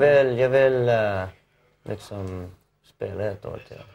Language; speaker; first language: Swedish; non-native, fluent; English